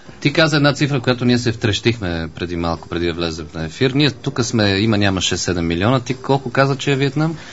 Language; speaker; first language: Bulgarian; native; Bulgarian